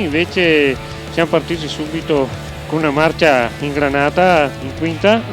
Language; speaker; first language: Italian; native; Italian